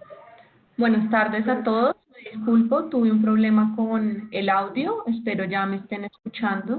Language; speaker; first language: Spanish; native; Spanish